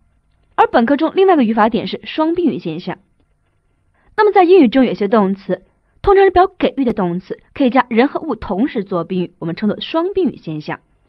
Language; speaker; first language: Chinese; native; Chinese